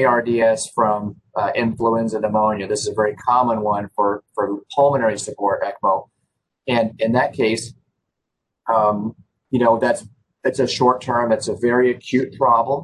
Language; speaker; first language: English; native; English